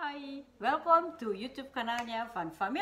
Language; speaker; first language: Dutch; non-native, learner; Indonesian